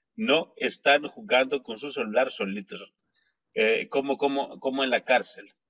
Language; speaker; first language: Spanish; non-native, fluent; Greek